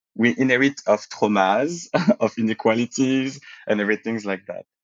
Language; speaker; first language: English; early bilingual, other home language; French